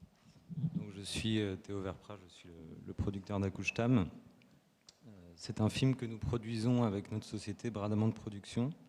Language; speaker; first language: French; native; French